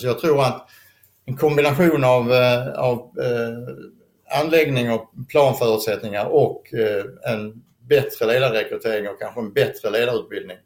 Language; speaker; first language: Swedish; native; Swedish